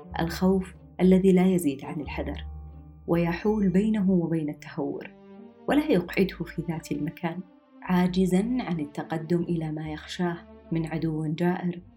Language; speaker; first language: Arabic; native; Arabic